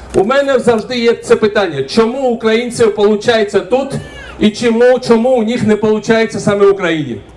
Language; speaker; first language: Ukrainian; non-native, fluent; Georgian